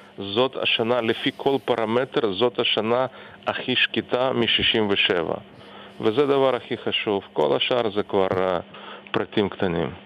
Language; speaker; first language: Hebrew; non-native, fluent; Russian